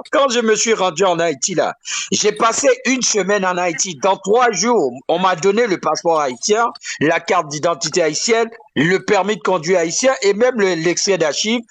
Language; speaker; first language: French; native; French